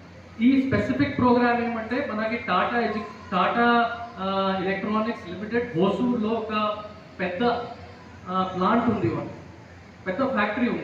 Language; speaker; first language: Telugu; non-native, fluent; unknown